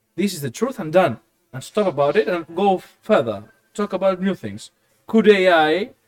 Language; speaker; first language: English; non-native, fluent; Greek